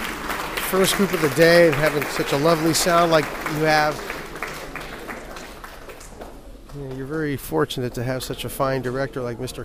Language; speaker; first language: English; native; English